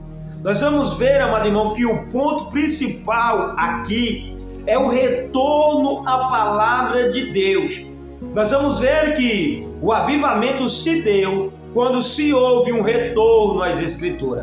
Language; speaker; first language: Portuguese; native; Portuguese